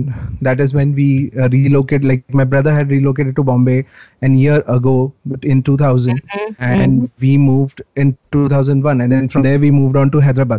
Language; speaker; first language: English; non-native, local second language; Hindi